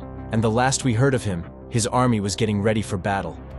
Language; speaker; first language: English; native; English